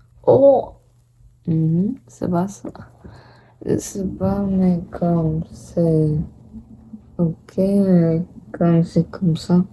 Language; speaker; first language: French; non-native, learner; Portuguese